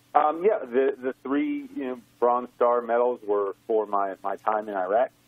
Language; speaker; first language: English; native; English